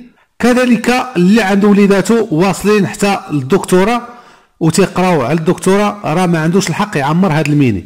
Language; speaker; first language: Arabic; native; Arabic